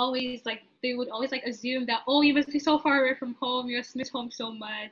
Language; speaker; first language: English; non-native, local second language; Yoruba